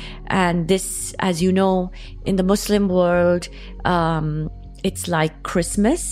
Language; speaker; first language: English; non-native, local second language; Urdu